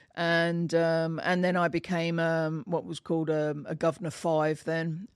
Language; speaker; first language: English; native; English